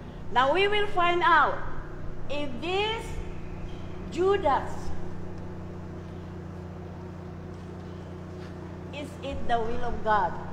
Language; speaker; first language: English; non-native, local second language; Chavacano